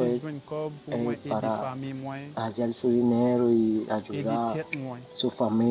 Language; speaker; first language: Spanish; non-native, learner; Haitian Creole